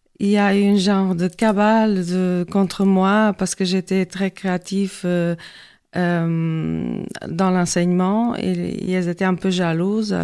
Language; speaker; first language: French; non-native, fluent; Portuguese